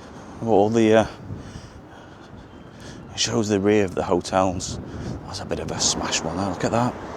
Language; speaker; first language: English; native; English